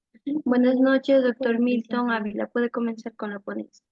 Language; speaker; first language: Spanish; native; Spanish